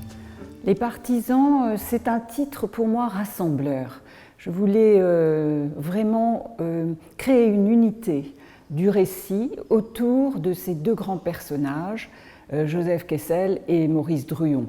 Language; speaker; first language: French; native; French